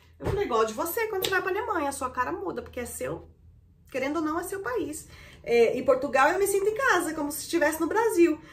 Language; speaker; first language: Portuguese; native; Portuguese